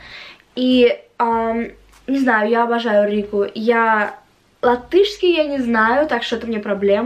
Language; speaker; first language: Russian; early bilingual, heritage; Russian